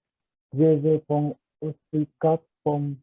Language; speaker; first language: French; non-native, learner; Vietnamese